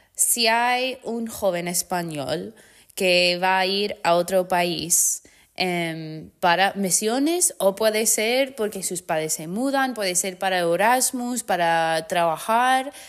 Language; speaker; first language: Spanish; non-native, fluent; English